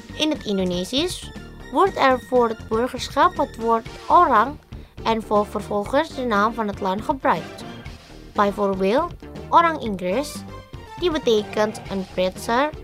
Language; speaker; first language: Dutch; non-native, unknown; Indonesian